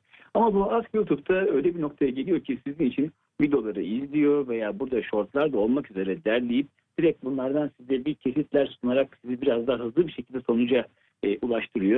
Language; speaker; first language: Turkish; native; Turkish